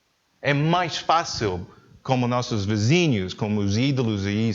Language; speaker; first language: Portuguese; non-native, learner; English